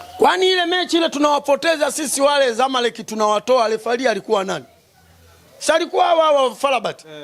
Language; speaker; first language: Swahili; native; Swahili